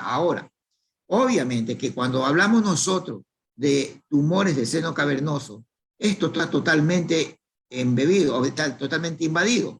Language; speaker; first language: Spanish; native; Spanish